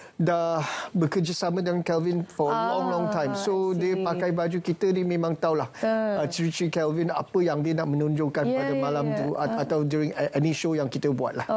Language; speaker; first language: Malay; native; Malay